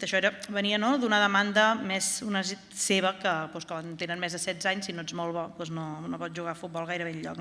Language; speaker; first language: Catalan; native; Catalan